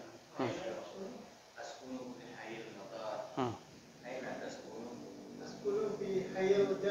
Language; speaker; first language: Arabic; non-native, learner; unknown